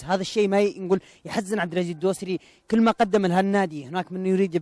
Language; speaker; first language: Arabic; native; Arabic